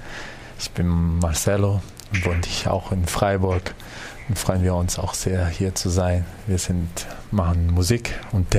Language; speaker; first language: German; non-native, fluent; Portuguese